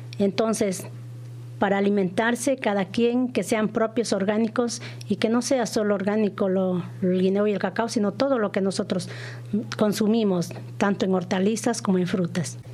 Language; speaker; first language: Spanish; native; Spanish